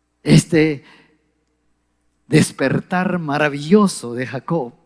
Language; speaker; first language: Spanish; native; Spanish